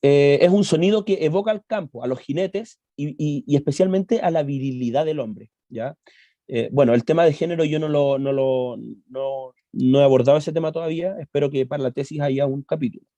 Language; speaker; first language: Spanish; native; Spanish